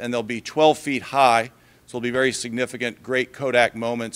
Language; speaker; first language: English; native; English